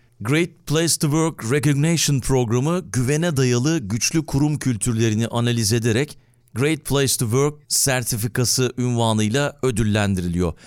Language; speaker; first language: Turkish; early bilingual, heritage; Turkish